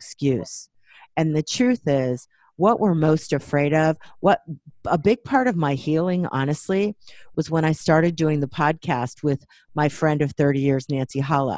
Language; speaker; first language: English; native; English